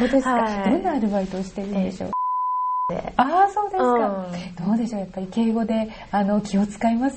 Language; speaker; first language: Japanese; native; Japanese